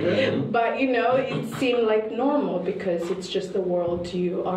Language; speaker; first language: English; non-native, local second language; Kinyarwanda